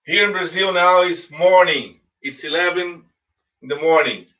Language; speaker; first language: English; non-native, fluent; Portuguese